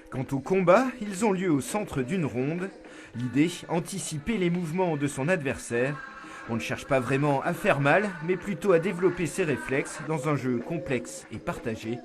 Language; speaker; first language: French; native; French